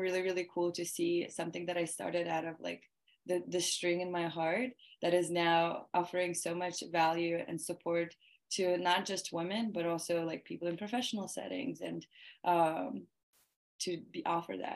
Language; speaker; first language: English; early bilingual, other home language; Russian